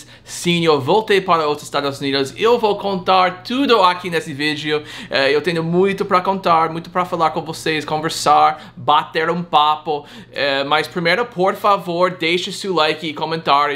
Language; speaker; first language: Portuguese; non-native, fluent; English